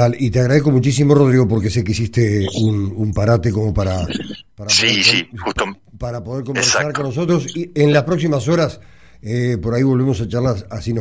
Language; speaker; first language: Spanish; native; Spanish